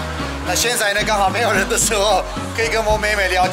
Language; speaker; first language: Chinese; non-native, fluent; Turkish